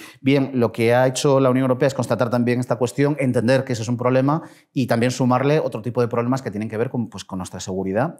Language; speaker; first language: Spanish; native; Spanish